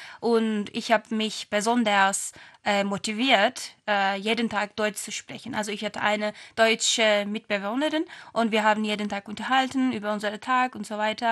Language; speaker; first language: German; non-native, fluent; Turkish